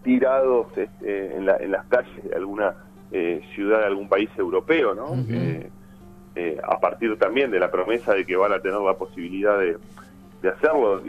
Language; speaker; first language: Spanish; native; Spanish